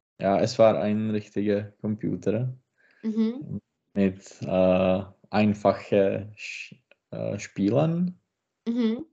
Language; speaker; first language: German; non-native, learner; Czech